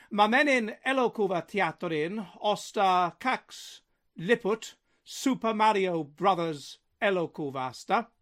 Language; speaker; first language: Finnish; non-native, learner; English